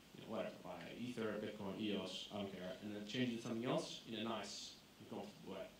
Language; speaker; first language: English; non-native, fluent; Greek